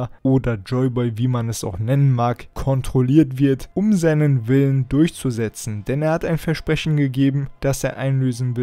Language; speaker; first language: German; native; German